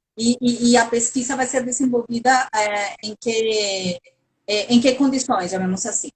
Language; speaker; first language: Portuguese; non-native, fluent; Spanish